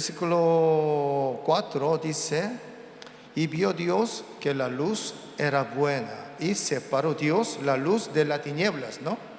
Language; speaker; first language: Spanish; non-native, learner; Korean